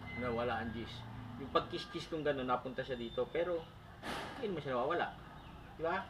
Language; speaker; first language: Filipino; non-native, local second language; Cebuano